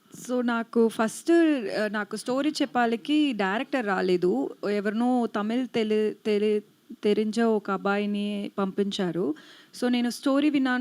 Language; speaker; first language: Telugu; non-native, learner; Tamil